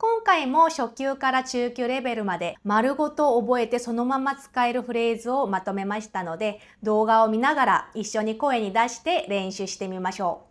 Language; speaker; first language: Japanese; non-native, fluent; Korean